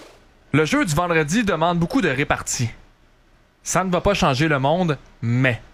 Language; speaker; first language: French; native; French